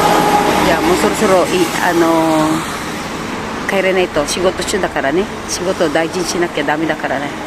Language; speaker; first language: Japanese; non-native, learner; Filipino